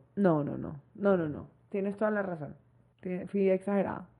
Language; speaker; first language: Spanish; native; Spanish